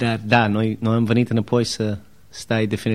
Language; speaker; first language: Romanian; non-native, learner; English